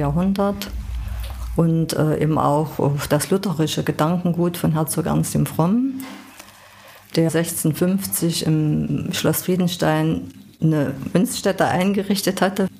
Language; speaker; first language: German; native; German